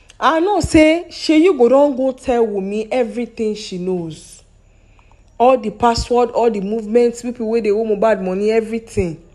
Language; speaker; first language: Nigerian Pidgin; non-native, local second language; Yoruba